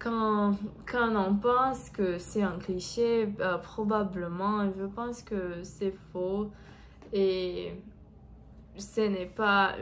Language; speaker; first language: French; non-native, learner; Portuguese